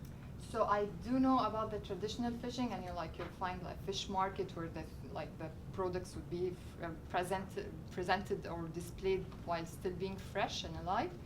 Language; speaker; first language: English; non-native, local second language; Arabic